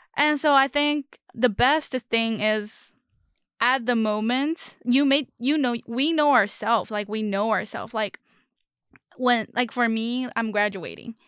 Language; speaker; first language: English; non-native, fluent; Chinese